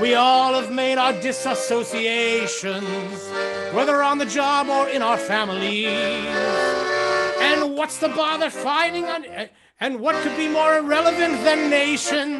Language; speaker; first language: English; native; English